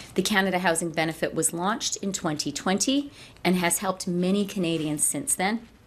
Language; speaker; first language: English; native; English